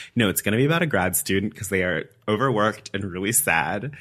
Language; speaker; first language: English; native; English